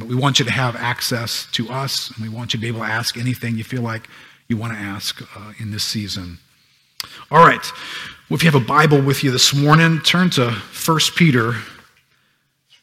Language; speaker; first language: English; native; English